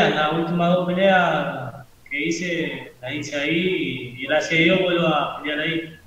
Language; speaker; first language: Spanish; native; Spanish